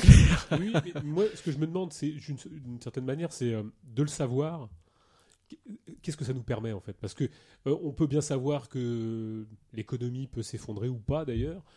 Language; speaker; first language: French; native; French